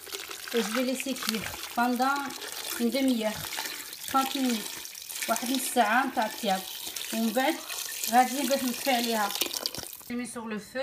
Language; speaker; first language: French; non-native, local second language; Arabic